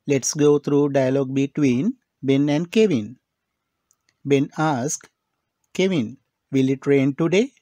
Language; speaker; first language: English; non-native, local second language; Sinhala